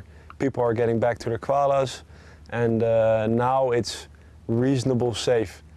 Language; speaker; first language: English; non-native, fluent; Dutch